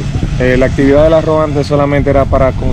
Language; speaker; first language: Spanish; native; Spanish